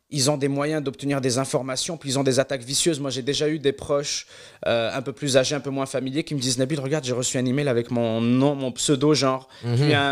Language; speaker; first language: French; non-native, local second language; Arabic